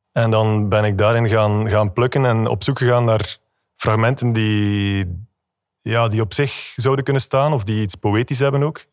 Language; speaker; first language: Dutch; native; Dutch